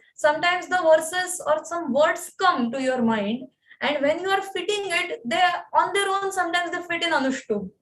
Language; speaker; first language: English; non-native, local second language; Marathi